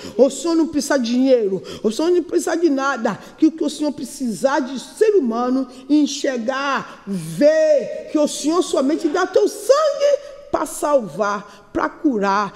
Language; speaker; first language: Portuguese; non-native, learner; Yoruba